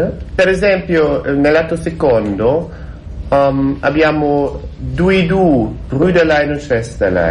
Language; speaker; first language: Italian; non-native, learner; German